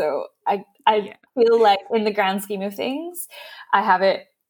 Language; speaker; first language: English; native; English